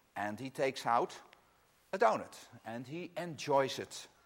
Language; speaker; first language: English; non-native, fluent; Dutch